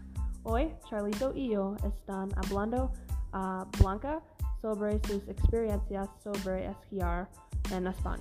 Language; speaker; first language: Spanish; non-native, learner; English